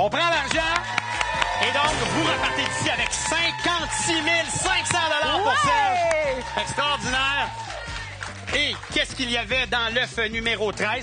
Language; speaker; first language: French; native; French